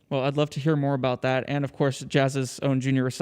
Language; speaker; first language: English; native; English